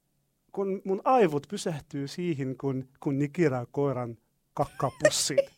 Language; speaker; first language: Finnish; non-native, fluent; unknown